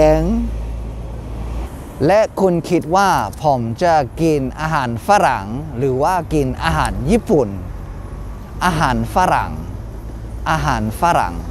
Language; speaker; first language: Thai; non-native, fluent; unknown